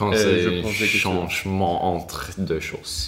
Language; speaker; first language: French; non-native, learner; Swedish